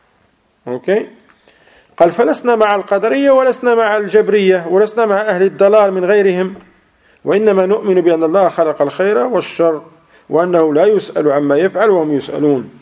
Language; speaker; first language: Arabic; non-native, fluent; English